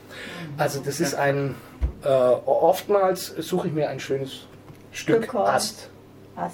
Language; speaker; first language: German; native; German